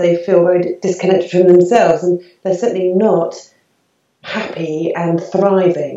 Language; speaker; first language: English; native; English